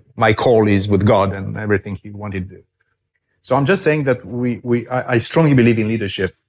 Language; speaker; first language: English; non-native, fluent; Romanian